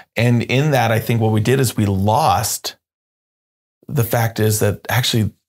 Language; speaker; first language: English; native; English